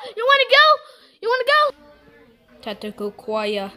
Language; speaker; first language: English; native; English